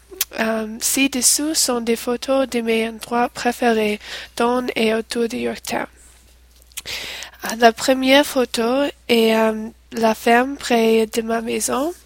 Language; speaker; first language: French; non-native, learner; English